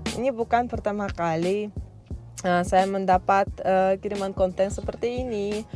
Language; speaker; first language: Indonesian; non-native, fluent; Russian